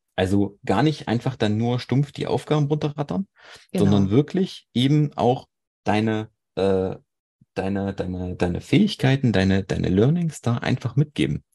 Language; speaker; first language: German; native; German